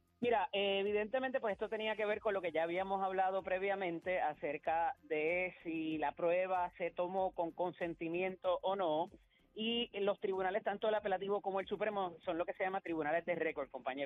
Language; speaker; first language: Spanish; native; Spanish